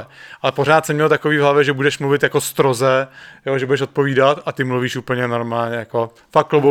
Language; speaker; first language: Czech; native; Czech